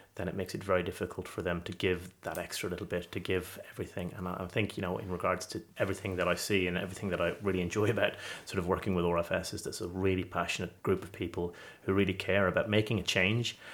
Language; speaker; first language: English; native; English